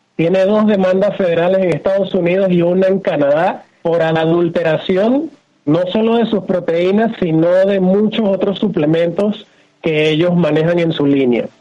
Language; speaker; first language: Spanish; native; Spanish